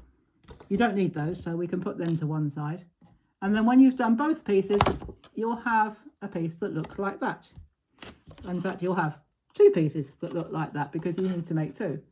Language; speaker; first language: English; native; English